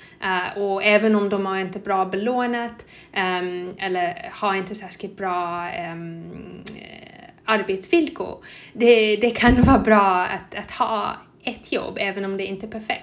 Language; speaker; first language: Swedish; non-native, fluent; English